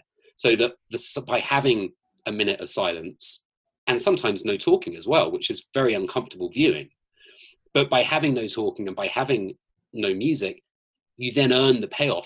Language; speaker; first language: English; native; English